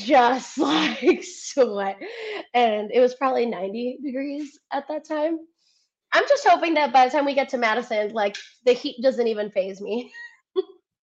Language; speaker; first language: English; early bilingual, other home language; Spanish